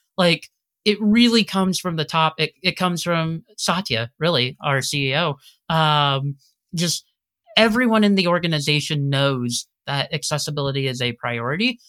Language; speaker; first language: English; native; English